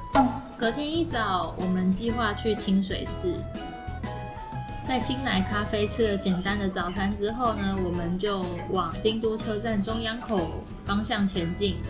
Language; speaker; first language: Chinese; native; Chinese